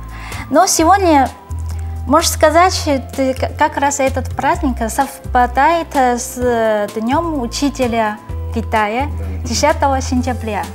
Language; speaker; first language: Russian; non-native, fluent; Chinese